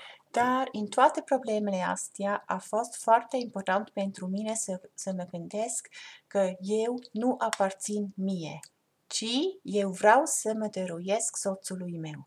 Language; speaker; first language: Romanian; non-native, fluent; German